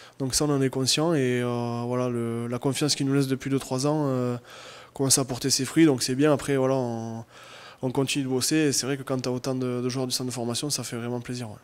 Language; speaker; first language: French; native; French